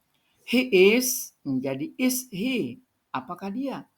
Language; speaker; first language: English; non-native, fluent; Indonesian